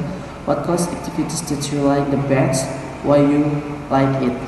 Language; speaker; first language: English; non-native, learner; Indonesian